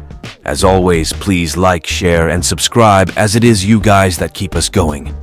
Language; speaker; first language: English; native; English